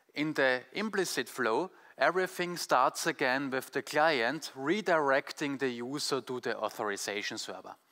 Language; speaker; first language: English; non-native, fluent; German